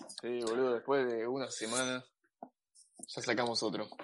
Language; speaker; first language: Spanish; native; Spanish